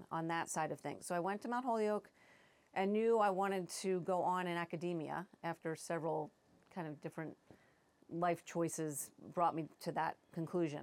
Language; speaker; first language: English; native; English